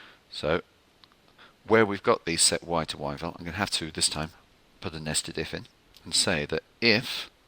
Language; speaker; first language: English; native; English